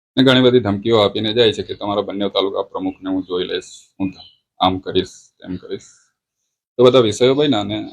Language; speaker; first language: Gujarati; non-native, local second language; Vasavi